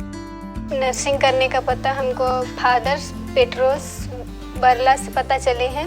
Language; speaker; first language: Hindi; non-native, local second language; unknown